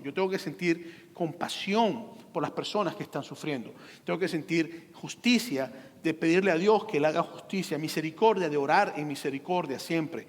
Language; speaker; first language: Spanish; native; Spanish